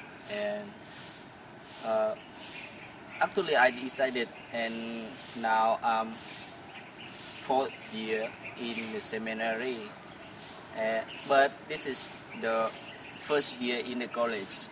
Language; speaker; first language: English; non-native, fluent; Vietnamese